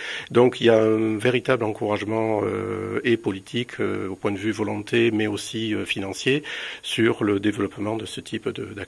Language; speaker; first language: French; native; French